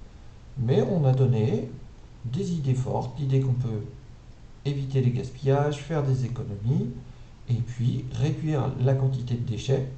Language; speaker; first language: French; native; French